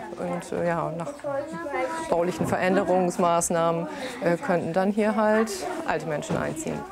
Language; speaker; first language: German; non-native, fluent; Polish